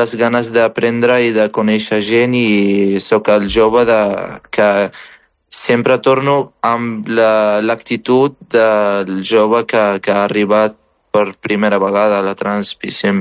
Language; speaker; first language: Catalan; non-native, fluent; Arabic